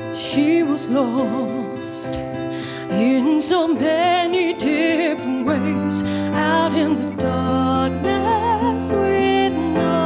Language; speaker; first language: English; native; English